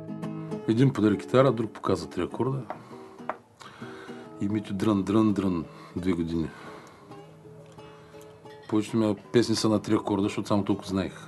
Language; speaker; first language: Bulgarian; native; Bulgarian